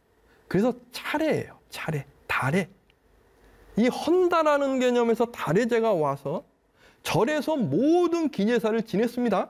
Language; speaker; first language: Korean; native; Korean